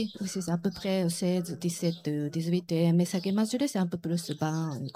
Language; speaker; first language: French; non-native, learner; Japanese